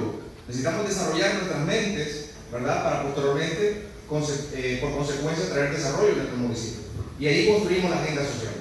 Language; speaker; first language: Spanish; native; Spanish